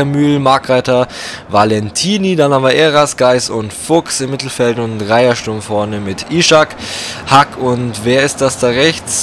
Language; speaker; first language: German; native; German